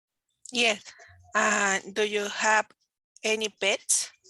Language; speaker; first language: English; non-native, learner; Spanish